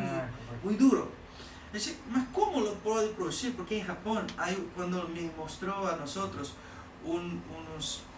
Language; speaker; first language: Spanish; non-native, learner; Portuguese